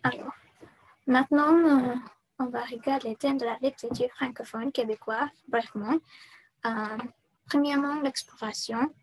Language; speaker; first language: French; non-native, learner; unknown